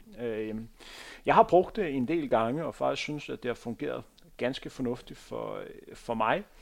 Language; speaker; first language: Danish; native; Danish